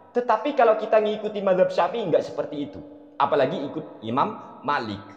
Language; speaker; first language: Indonesian; non-native, local second language; Madurese